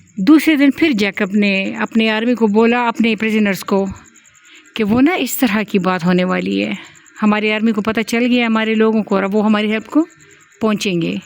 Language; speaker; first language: Urdu; non-native, local second language; Pashto